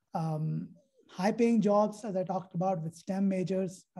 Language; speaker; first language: English; non-native, local second language; Hindi